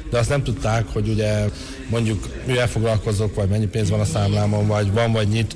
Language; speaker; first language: Hungarian; non-native, local second language; Romany